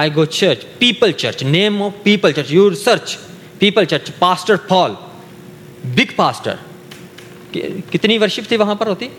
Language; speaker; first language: English; non-native, learner; Urdu